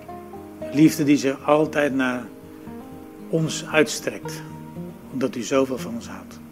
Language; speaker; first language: Dutch; native; Dutch